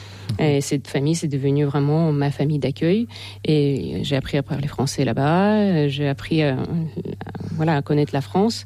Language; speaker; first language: French; non-native, fluent; Russian